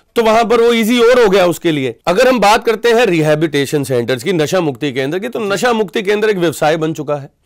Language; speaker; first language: Hindi; non-native, local second language; Punjabi